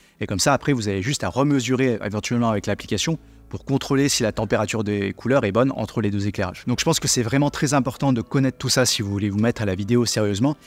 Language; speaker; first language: French; native; French